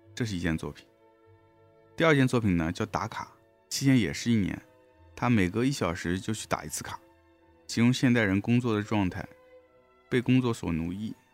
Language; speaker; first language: Chinese; native; Chinese